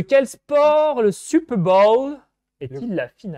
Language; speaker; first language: French; native; French